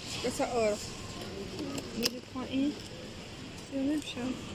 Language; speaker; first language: French; non-native, local second language; Arabic